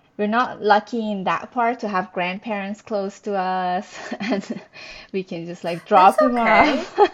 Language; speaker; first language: English; non-native, fluent; Persian